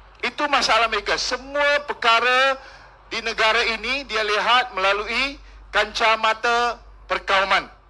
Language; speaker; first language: Malay; non-native, local second language; Min Nan Chinese